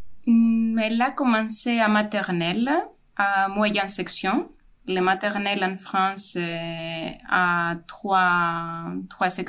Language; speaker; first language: French; non-native, fluent; Greek